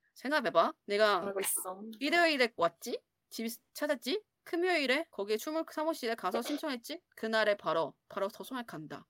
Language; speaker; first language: Korean; non-native, fluent; Chinese